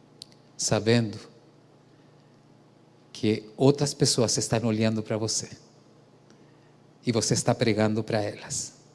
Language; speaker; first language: Portuguese; non-native, fluent; Spanish